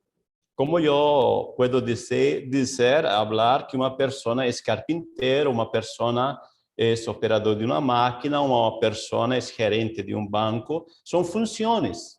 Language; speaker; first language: Portuguese; non-native, fluent; Spanish